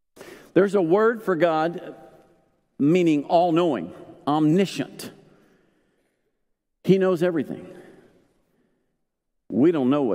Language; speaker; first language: English; native; English